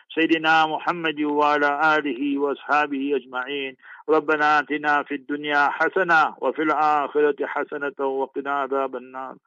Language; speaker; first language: Arabic; non-native, fluent; English